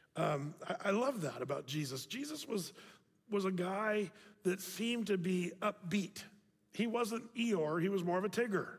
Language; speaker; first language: English; native; English